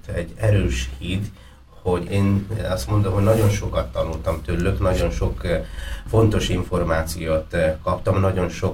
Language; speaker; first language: Hungarian; non-native, fluent; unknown